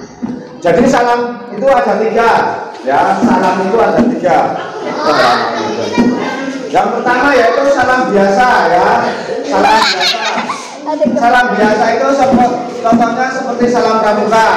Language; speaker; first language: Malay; non-native, local second language; Javanese